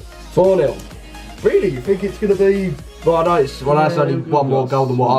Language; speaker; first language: English; native; English